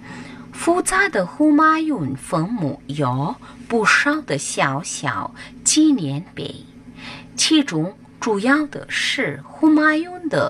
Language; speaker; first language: Chinese; non-native, learner; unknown